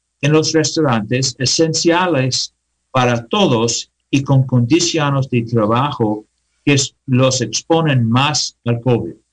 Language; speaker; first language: Spanish; non-native, learner; English